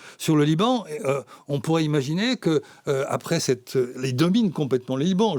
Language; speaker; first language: French; native; French